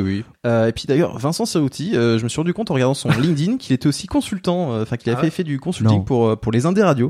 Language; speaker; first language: French; native; French